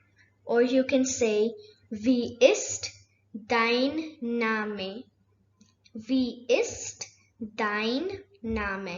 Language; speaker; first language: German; non-native, fluent; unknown